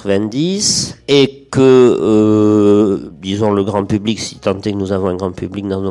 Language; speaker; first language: French; native; French